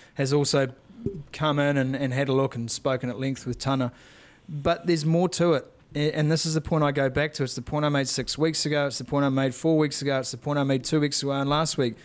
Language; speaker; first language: English; native; English